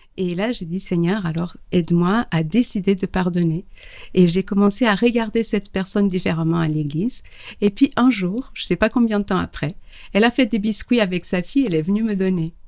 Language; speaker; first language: French; non-native, fluent; Portuguese